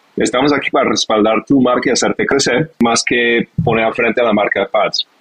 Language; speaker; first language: Spanish; non-native, fluent; English